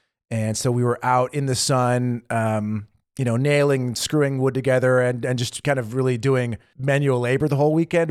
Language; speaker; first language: English; native; English